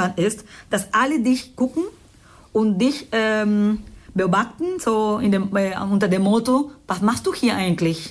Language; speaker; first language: German; non-native, fluent; Spanish